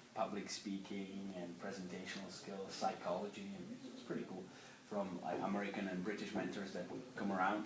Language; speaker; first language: English; non-native, fluent; Czech